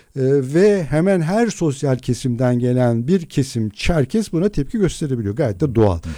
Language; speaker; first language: Turkish; non-native, local second language; Adyghe